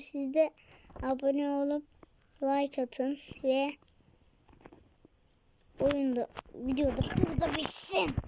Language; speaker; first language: Turkish; native; Turkish